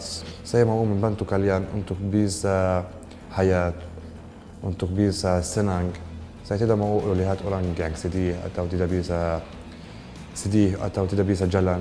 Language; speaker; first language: Indonesian; non-native, learner; Arabic